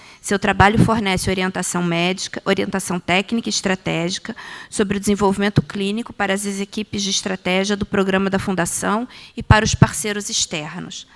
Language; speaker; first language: Portuguese; native; Portuguese